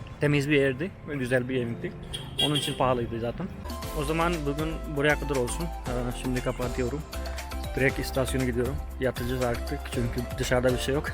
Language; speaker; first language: Turkish; non-native, fluent; Hindi